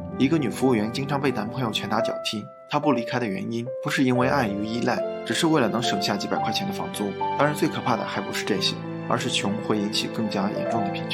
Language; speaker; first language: Chinese; native; Chinese